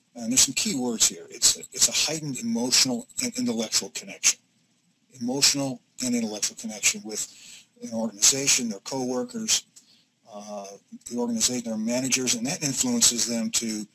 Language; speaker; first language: English; native; English